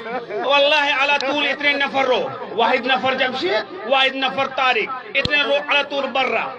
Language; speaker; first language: Arabic; non-native, learner; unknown